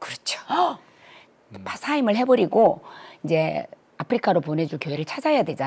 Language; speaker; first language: Korean; native; Korean